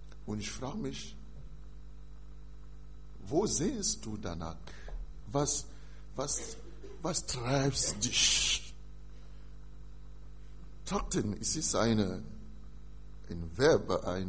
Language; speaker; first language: German; non-native, fluent; French